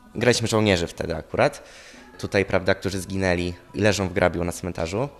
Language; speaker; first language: Polish; native; Polish